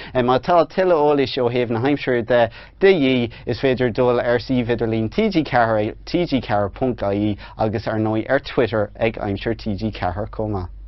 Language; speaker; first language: Irish; native; Irish